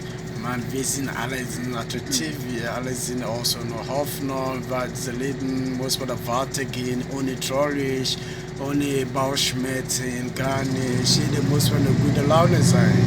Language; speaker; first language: German; non-native, learner; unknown